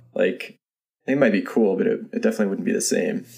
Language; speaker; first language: English; native; English